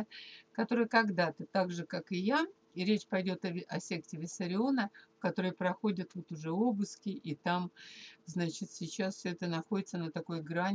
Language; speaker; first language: Russian; native; Russian